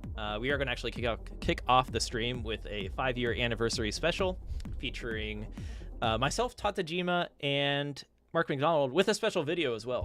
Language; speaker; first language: English; native; English